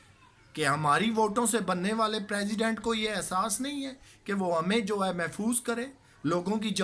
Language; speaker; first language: Urdu; native; Urdu